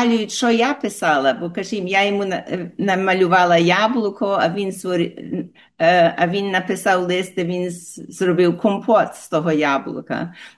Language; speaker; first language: Ukrainian; early bilingual, heritage; Ukrainian